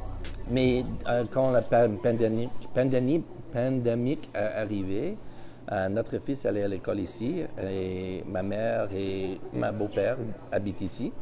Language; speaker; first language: French; early bilingual, heritage; English